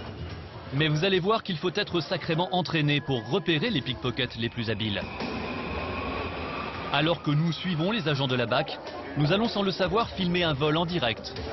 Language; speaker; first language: French; native; French